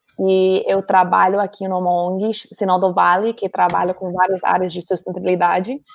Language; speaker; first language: Portuguese; non-native, fluent; English